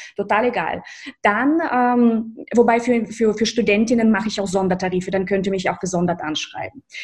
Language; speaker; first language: German; early bilingual, other home language; Russian